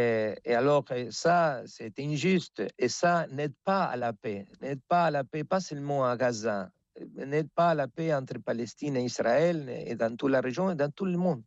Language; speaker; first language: French; non-native, fluent; Spanish